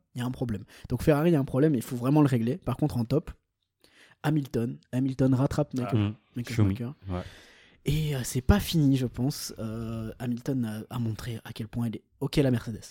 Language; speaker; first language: French; early bilingual, other home language; Portuguese